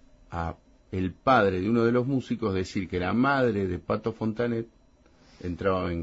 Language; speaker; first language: Spanish; native; Spanish